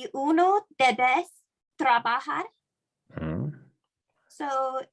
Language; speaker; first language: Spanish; non-native, learner; English